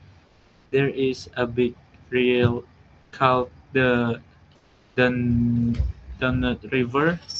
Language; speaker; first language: English; non-native, learner; Indonesian